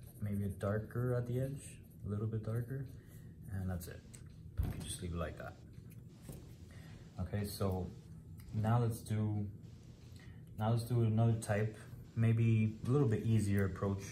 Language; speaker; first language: English; native; English